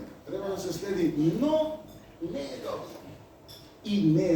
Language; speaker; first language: Macedonian; native; Macedonian